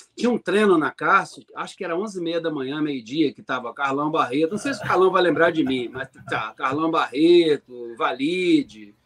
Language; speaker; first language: Portuguese; native; Portuguese